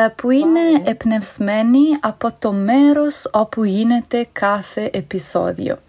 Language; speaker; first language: Greek; non-native, fluent; Italian